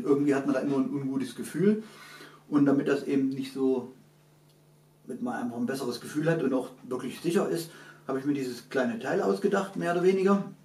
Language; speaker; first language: German; native; German